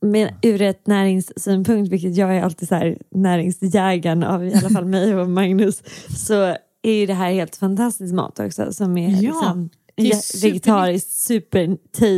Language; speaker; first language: Swedish; native; Swedish